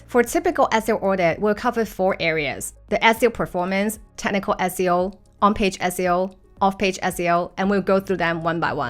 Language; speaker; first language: English; non-native, fluent; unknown